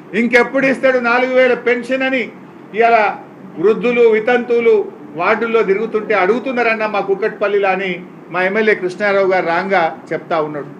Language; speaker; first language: Telugu; native; Telugu